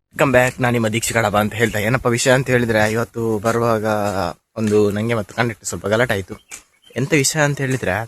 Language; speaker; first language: Kannada; non-native, local second language; Tulu